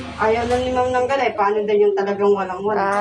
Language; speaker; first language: Filipino; native; Filipino